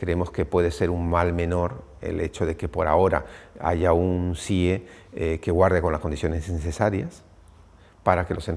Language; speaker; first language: Spanish; native; Spanish